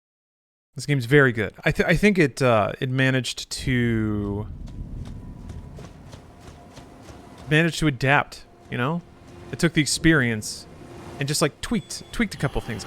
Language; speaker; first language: English; native; English